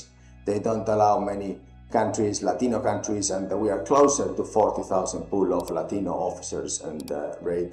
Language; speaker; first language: English; non-native, fluent; Spanish